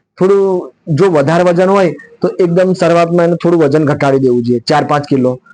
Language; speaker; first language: Gujarati; native; Gujarati